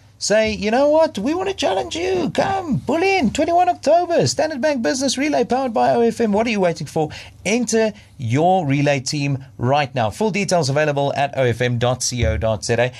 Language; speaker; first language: English; non-native, local second language; Afrikaans